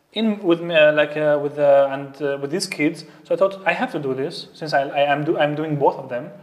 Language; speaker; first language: English; non-native, fluent; Arabic